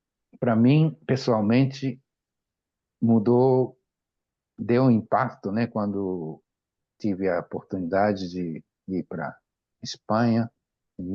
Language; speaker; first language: Portuguese; non-native, fluent; Japanese